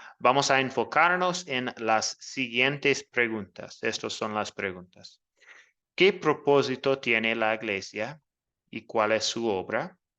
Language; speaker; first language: Spanish; non-native, learner; English